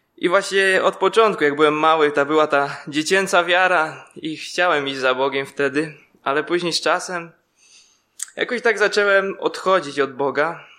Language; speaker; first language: Polish; native; Polish